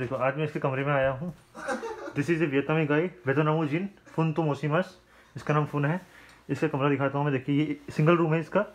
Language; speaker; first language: Hindi; native; Hindi